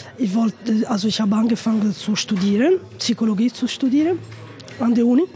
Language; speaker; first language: German; non-native, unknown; Italian